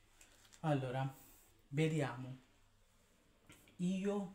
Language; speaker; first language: Italian; non-native, learner; Bangla